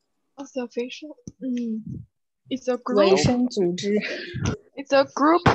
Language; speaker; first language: English; non-native, learner; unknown